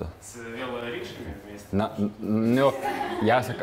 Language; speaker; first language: Russian; native; Russian